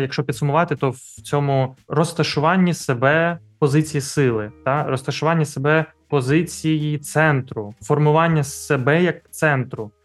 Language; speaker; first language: Ukrainian; native; Ukrainian